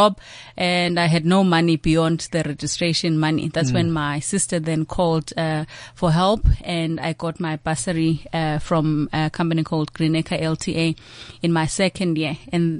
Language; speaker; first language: English; non-native, local second language; Xhosa